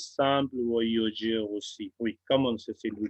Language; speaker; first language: French; non-native, fluent; Hindi